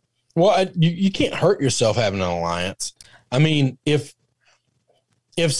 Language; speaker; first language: English; native; English